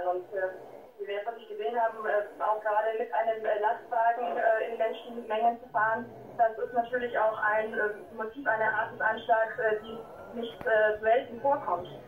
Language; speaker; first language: German; native; German